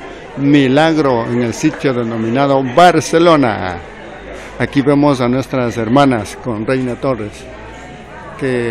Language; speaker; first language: Spanish; native; Spanish